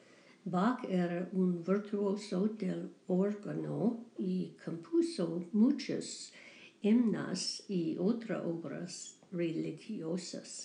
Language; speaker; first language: Spanish; non-native, learner; English